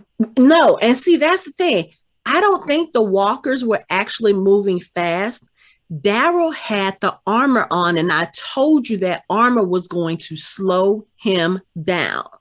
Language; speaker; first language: English; native; English